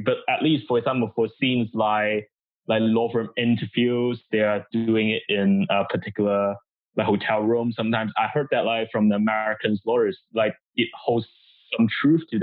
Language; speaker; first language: English; non-native, local second language; Cantonese